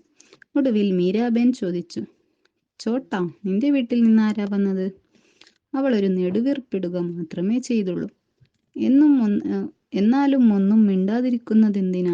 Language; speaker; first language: Malayalam; native; Malayalam